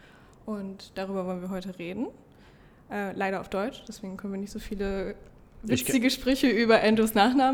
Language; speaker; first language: German; native; German